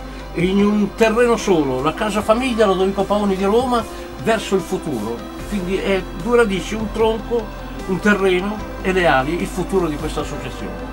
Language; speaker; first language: Italian; native; Italian